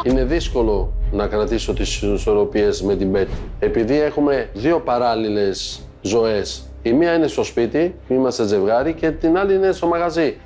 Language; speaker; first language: Greek; non-native, fluent; Italian